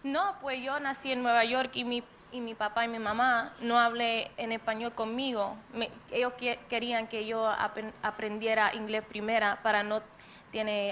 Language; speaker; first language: Spanish; early bilingual, heritage; English